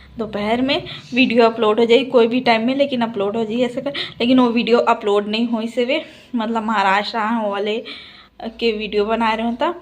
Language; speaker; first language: Hindi; native; Hindi